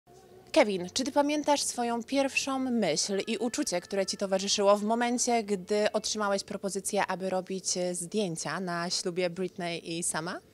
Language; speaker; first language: Polish; native; Polish